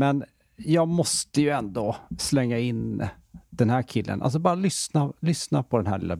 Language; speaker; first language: Swedish; native; Swedish